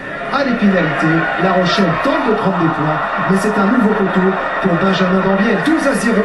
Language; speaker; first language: French; native; French